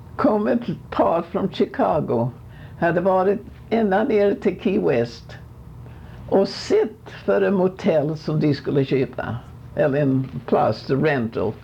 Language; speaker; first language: Swedish; native; Swedish